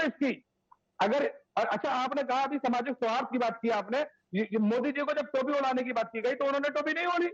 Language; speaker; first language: Hindi; native; Hindi